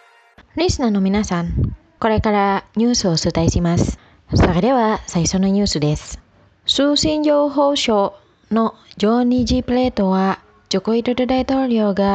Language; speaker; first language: Japanese; non-native, fluent; Indonesian